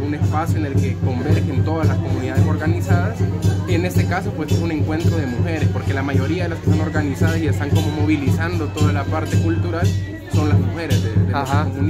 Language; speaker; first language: Spanish; native; Spanish